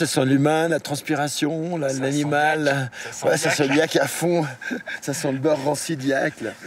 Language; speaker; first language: French; native; French